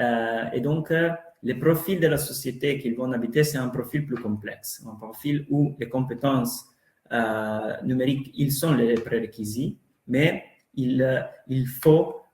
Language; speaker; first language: French; non-native, fluent; Italian